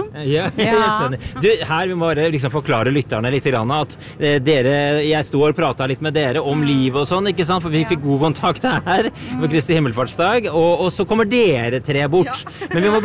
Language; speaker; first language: Norwegian; native; Norwegian